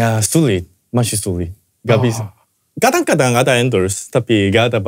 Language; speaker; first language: Indonesian; non-native, fluent; Korean